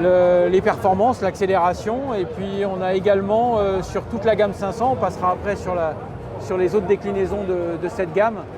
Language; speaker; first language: French; native; French